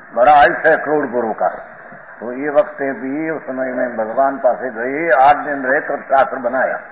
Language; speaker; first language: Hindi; non-native, local second language; Gujarati